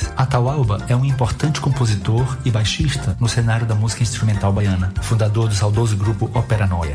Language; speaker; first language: Portuguese; native; Portuguese